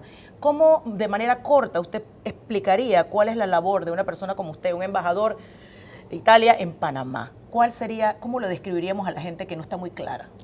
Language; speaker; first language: Spanish; native; Spanish